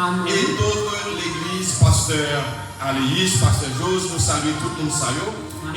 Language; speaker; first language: French; non-native, local second language; Haitian Creole